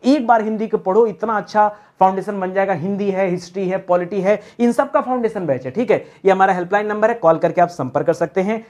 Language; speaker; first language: Hindi; native; Hindi